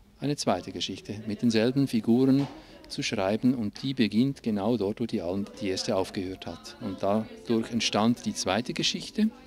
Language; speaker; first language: German; non-native, local second language; Italian